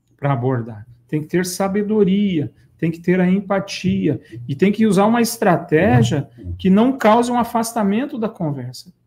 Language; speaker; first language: Portuguese; native; Portuguese